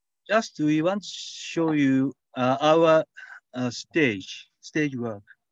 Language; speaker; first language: English; non-native, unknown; Japanese